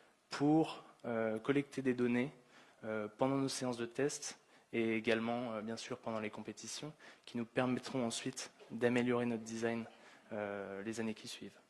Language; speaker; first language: French; native; French